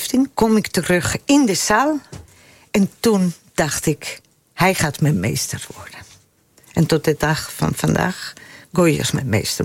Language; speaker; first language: Dutch; non-native, fluent; Spanish